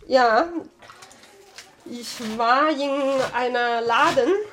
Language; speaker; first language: German; non-native, fluent; Chinese